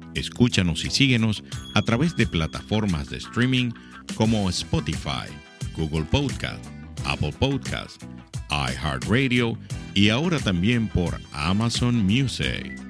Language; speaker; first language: Spanish; native; Spanish